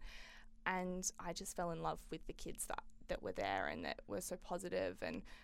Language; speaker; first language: English; native; English